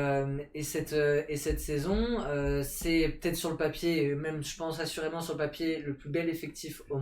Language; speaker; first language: French; native; French